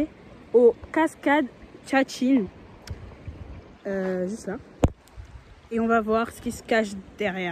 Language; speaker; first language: French; native; French